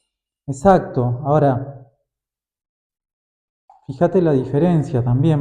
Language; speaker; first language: Spanish; native; Spanish